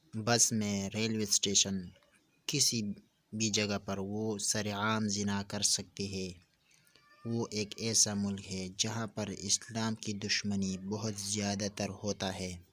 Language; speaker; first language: Urdu; non-native, local second language; Pashto